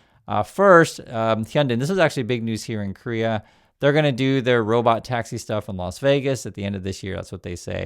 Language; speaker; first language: English; native; English